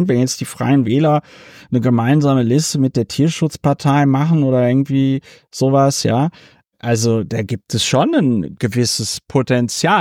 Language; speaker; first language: German; native; German